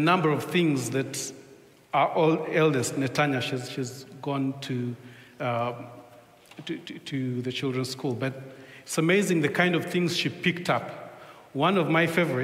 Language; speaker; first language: English; non-native, local second language; Ganda